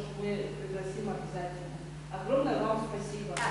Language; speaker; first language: Russian; non-native, local second language; Tuvinian